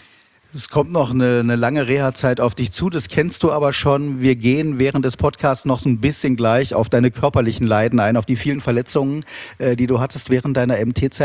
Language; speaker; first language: German; native; German